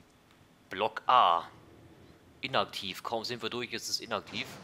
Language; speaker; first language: German; native; German